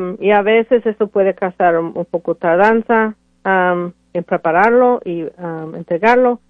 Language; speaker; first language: Spanish; early bilingual, heritage; Spanish